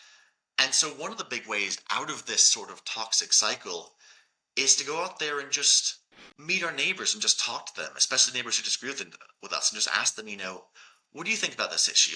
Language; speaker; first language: English; native; English